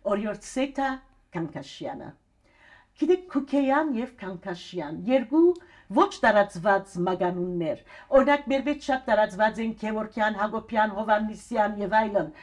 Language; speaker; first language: Armenian; early bilingual, heritage; Armenian